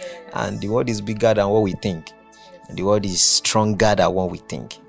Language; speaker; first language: English; non-native, local second language; Yoruba